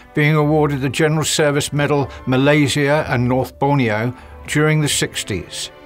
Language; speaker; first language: English; native; English